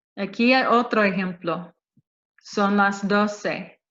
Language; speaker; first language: Spanish; non-native, fluent; English